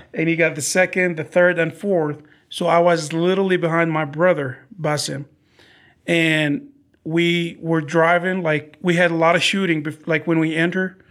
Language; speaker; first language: English; non-native, fluent; Arabic